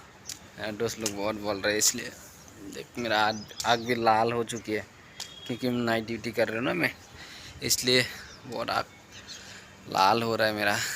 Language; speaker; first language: Hindi; non-native, local second language; Kok Borok